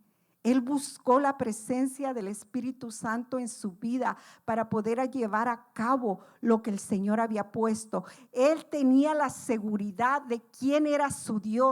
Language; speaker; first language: Spanish; native; Spanish